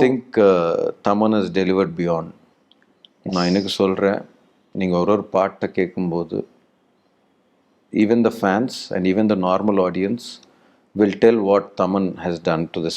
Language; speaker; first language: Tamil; non-native, learner; Telugu